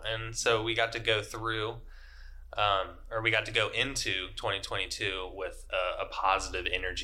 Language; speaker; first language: English; native; English